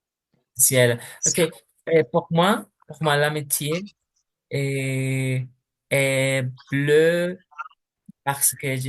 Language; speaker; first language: French; non-native, learner; Portuguese